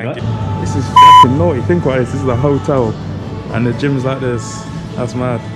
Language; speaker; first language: English; native; English